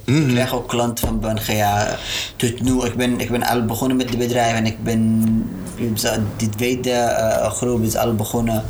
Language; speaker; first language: Dutch; non-native, learner; Arabic